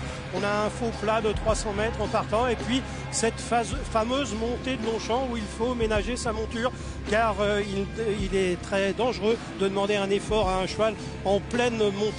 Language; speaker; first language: French; native; French